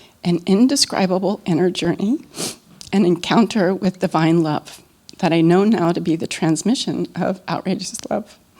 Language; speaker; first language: English; native; English